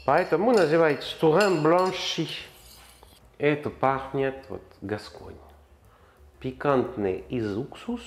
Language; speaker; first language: Russian; non-native, learner; French